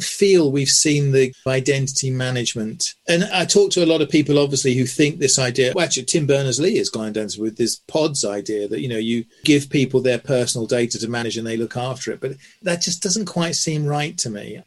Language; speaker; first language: English; native; English